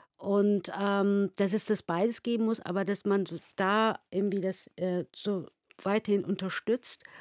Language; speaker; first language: German; early bilingual, other home language; Turkish